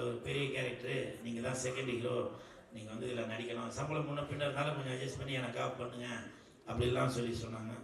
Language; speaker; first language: Tamil; native; Tamil